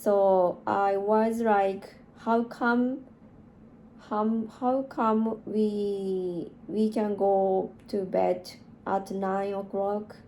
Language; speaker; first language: English; non-native, learner; Japanese